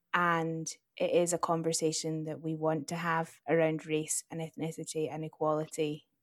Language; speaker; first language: English; native; English